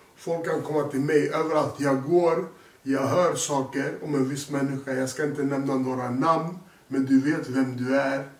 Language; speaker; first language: Swedish; early bilingual, other home language; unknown